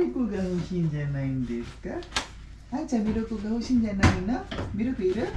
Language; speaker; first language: Japanese; non-native, fluent; Filipino